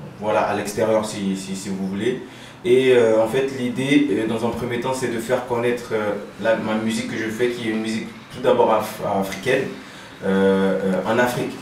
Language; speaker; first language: French; early bilingual, other home language; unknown